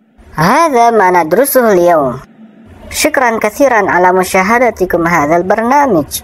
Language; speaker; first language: Arabic; non-native, fluent; Indonesian